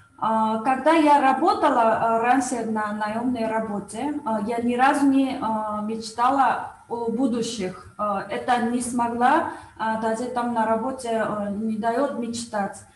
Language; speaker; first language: Russian; non-native, learner; Korean